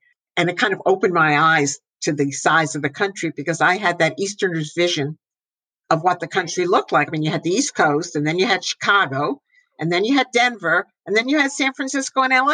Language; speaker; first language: English; native; English